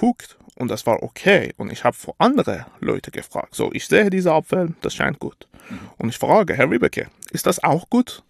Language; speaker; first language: German; non-native, fluent; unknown